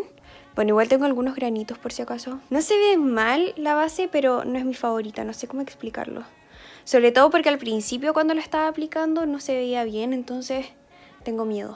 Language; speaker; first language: Spanish; native; Spanish